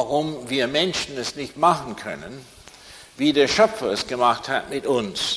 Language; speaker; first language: German; non-native, fluent; English